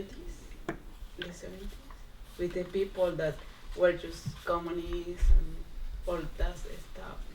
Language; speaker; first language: English; non-native, learner; Spanish